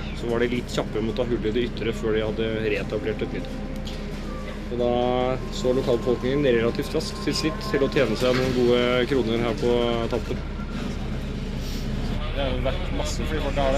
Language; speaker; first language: Norwegian; native; Norwegian